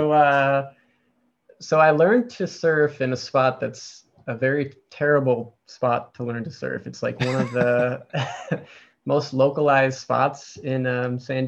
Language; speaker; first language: English; native; English